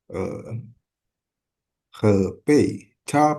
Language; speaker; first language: Chinese; non-native, learner; Indonesian